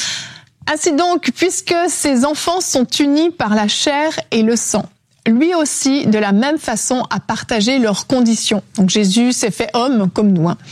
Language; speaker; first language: French; native; French